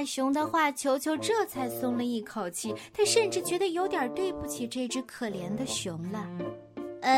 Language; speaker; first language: Chinese; native; Chinese